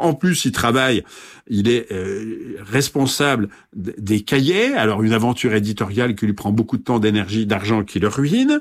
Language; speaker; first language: French; native; French